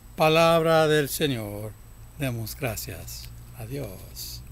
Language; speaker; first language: Spanish; early bilingual, heritage; Spanish